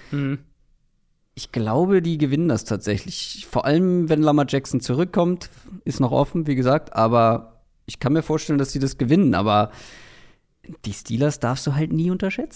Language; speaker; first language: German; native; German